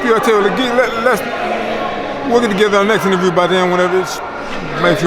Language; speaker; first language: English; native; English